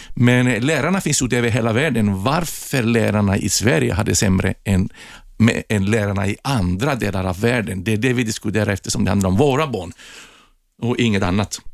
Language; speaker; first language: Swedish; non-native, fluent; Greek